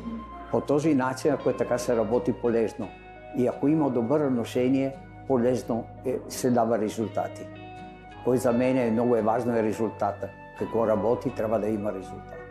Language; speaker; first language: Bulgarian; non-native, learner; Italian